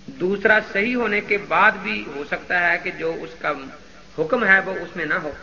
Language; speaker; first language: Urdu; non-native, local second language; Punjabi